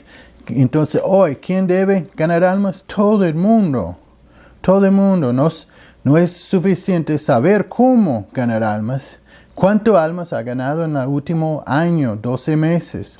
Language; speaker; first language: Spanish; non-native, learner; English